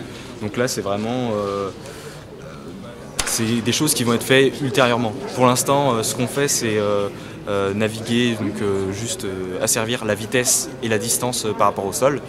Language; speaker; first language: French; native; French